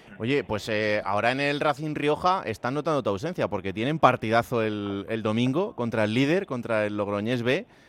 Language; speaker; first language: Spanish; native; Spanish